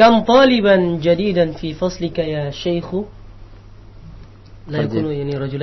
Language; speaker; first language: Arabic; non-native, learner; Indonesian